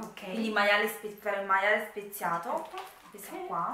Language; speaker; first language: Italian; native; Italian